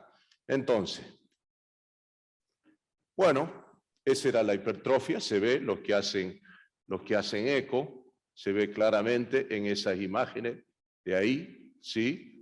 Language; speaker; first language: Spanish; native; Spanish